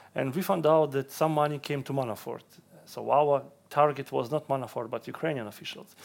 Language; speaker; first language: English; non-native, fluent; Russian